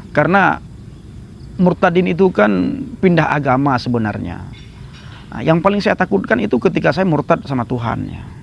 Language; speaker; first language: Indonesian; non-native, local second language; Achinese